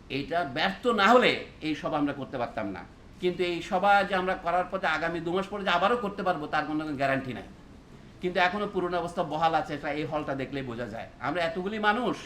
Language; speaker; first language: Bangla; non-native, local second language; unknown